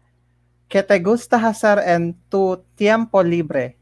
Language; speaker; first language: Spanish; non-native, learner; Filipino